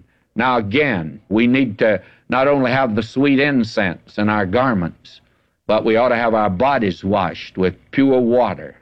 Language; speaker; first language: English; native; English